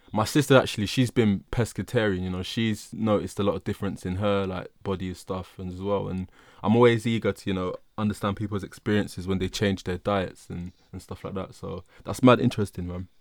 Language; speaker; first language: English; early bilingual, other home language; Yoruba